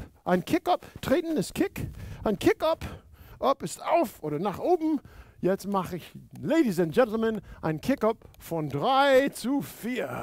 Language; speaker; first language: German; non-native, fluent; English